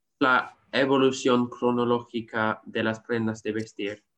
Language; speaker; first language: Spanish; non-native, learner; English